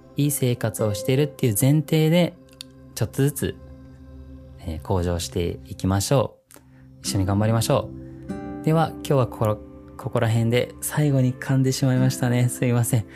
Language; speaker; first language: Japanese; early bilingual, heritage; Japanese